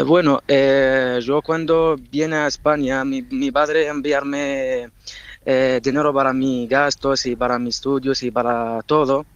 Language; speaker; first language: Spanish; non-native, learner; Arabic